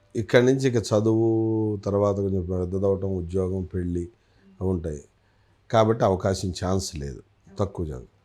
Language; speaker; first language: Telugu; native; Telugu